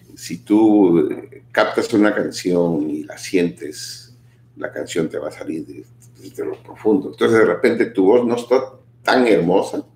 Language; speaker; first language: Spanish; native; Spanish